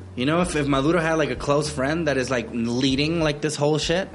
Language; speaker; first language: English; non-native, fluent; Spanish